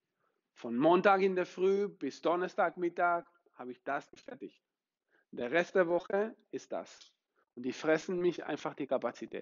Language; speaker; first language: German; non-native, fluent; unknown